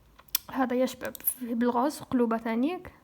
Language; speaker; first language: Arabic; native; Arabic